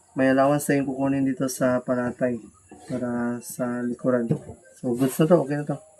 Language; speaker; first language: Filipino; non-native, local second language; Cebuano